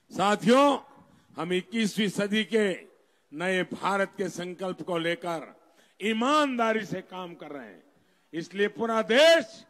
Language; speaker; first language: Hindi; non-native, local second language; Gujarati